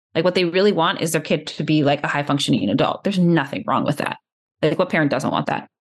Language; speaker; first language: English; early bilingual, other home language; Spanish